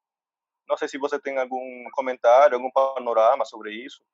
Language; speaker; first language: Portuguese; non-native, fluent; Spanish